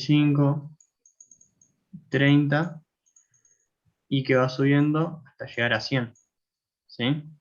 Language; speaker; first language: Spanish; native; Spanish